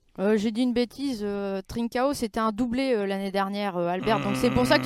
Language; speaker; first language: French; native; French